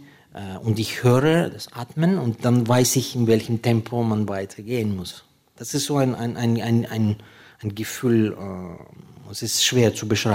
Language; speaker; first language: German; non-native, fluent; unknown